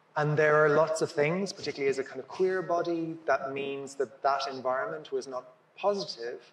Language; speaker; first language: English; native; English